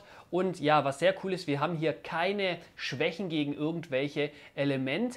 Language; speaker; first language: German; native; German